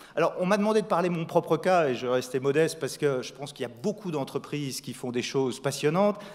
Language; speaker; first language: French; native; French